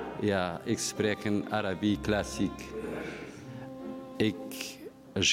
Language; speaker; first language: Dutch; non-native, learner; Kurdish